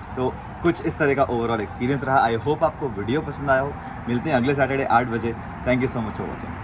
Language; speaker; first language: Hindi; native; Hindi